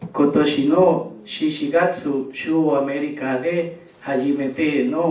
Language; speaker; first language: Japanese; non-native, learner; Spanish